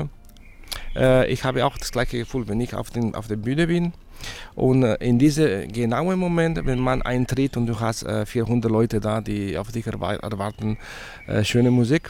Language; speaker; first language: German; non-native, fluent; Spanish